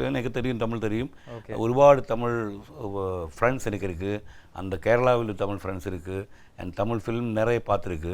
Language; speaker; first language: Tamil; non-native, learner; Malayalam